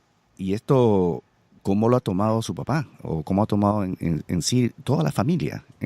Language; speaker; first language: Spanish; native; Spanish